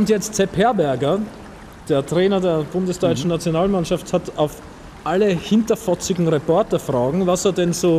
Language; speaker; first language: German; native; German